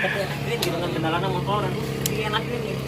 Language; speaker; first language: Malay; non-native, local second language; Sundanese